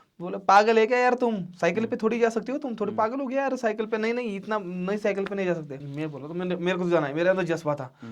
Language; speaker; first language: Hindi; non-native, local second language; Marathi